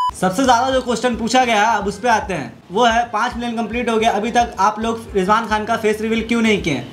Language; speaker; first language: Hindi; native; Hindi